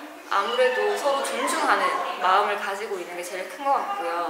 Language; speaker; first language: Korean; native; Korean